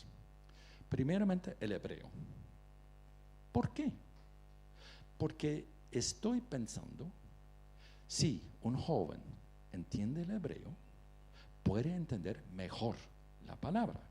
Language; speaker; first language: Spanish; non-native, fluent; Dutch